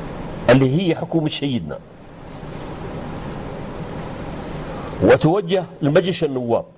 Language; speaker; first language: Arabic; native; Arabic